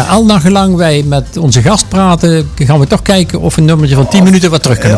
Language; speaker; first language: Dutch; native; Dutch